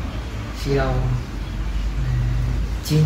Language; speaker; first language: Chinese; non-native, fluent; Czech